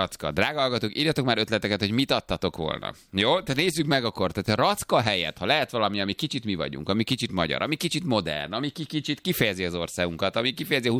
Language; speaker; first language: Hungarian; native; Hungarian